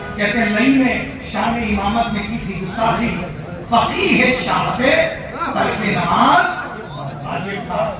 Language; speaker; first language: Urdu; native; Urdu